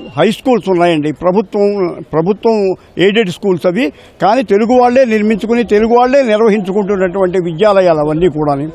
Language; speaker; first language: Telugu; native; Telugu